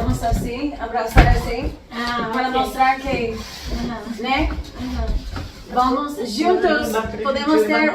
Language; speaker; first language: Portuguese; non-native, fluent; English